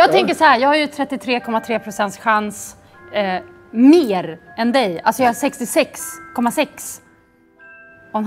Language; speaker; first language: Swedish; native; Swedish